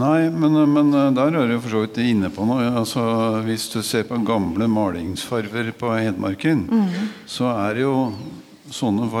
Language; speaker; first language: Norwegian; native; Norwegian